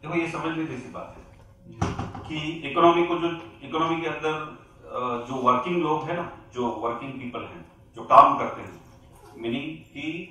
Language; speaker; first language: Hindi; non-native, local second language; Gujarati